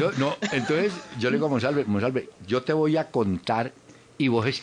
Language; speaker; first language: Spanish; native; Spanish